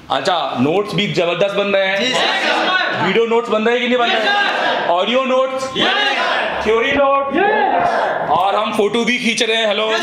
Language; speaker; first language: Hindi; native; Hindi